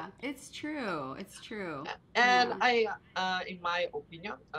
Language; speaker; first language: English; non-native, learner; Portuguese